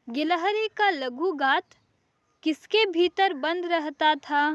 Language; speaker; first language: Hindi; non-native, local second language; Kannada